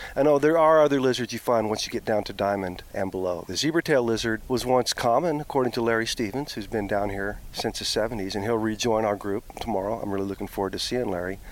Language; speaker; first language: English; native; English